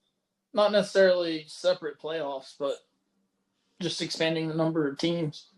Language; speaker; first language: English; native; English